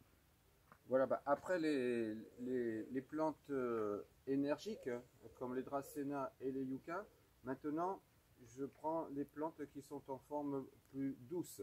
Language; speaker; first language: French; native; French